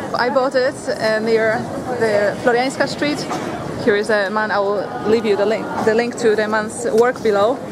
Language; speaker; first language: English; non-native, fluent; Polish